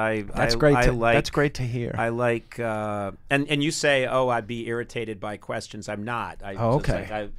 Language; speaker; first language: English; native; English